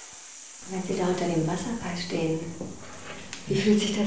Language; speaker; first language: German; native; German